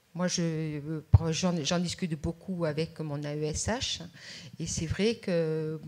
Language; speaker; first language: French; native; French